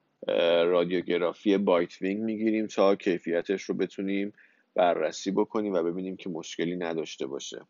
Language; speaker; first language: Persian; native; Persian